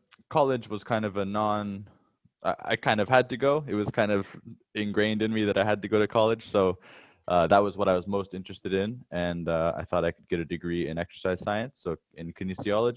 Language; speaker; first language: English; native; English